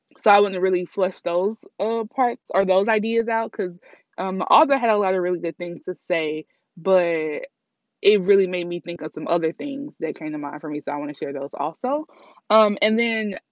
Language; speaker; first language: English; native; English